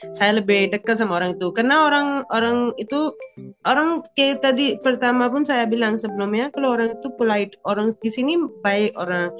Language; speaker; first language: Indonesian; non-native, fluent; Punjabi